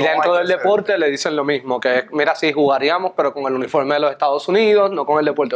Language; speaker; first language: Spanish; native; Spanish